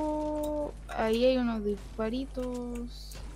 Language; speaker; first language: Spanish; native; Spanish